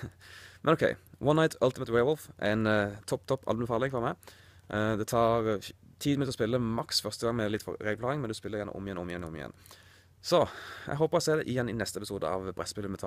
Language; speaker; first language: Norwegian; native; Norwegian